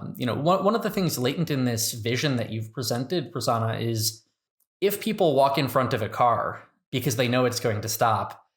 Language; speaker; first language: English; native; English